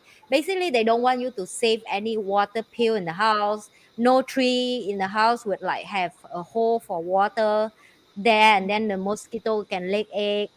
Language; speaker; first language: English; non-native, fluent; Vietnamese